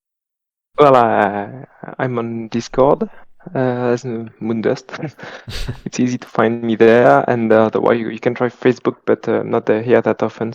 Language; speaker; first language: English; non-native, fluent; French